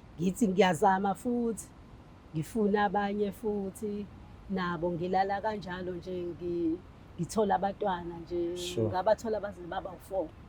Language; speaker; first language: Zulu; non-native, local second language; Xhosa